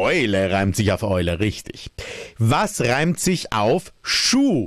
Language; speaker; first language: German; native; German